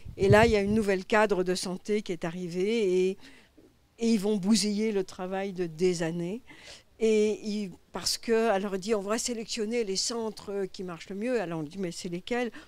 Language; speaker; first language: French; native; French